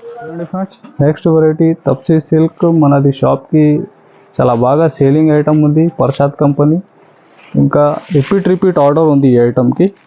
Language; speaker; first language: Telugu; non-native, local second language; Urdu